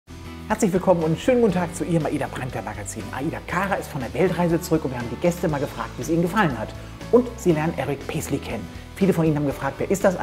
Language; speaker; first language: German; native; German